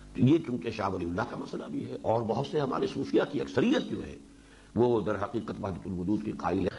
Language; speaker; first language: Urdu; native; Urdu